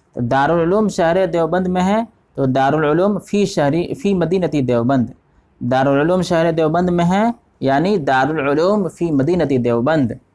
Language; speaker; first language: Urdu; native; Urdu